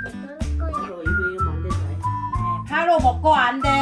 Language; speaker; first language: Korean; non-native, learner; Thai